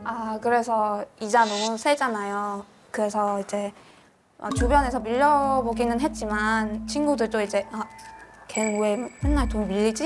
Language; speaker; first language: Korean; non-native, fluent; Vietnamese